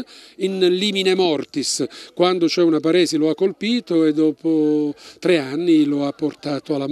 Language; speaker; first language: Italian; native; Italian